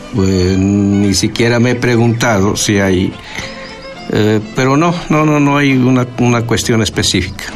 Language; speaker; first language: Spanish; non-native, local second language; Nahuatl languages